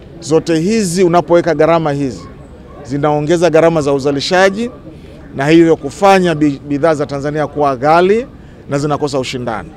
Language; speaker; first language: Swahili; native; Swahili